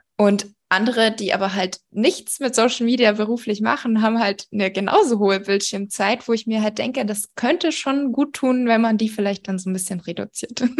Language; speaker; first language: German; native; German